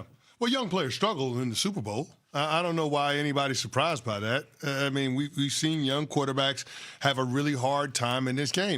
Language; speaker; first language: English; native; English